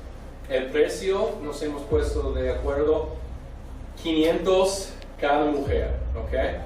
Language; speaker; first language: Spanish; non-native, learner; English